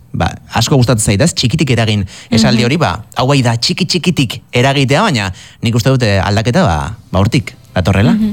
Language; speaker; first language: Basque; native; Basque